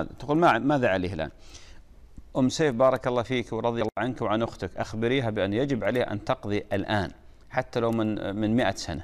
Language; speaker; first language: Arabic; native; Arabic